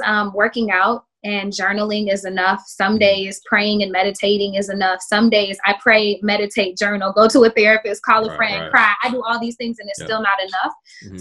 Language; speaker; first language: English; native; English